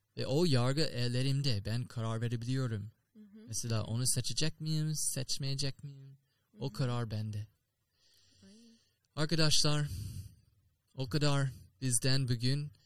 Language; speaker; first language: Turkish; non-native, learner; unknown